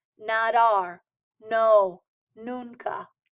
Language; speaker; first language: Spanish; non-native, fluent; English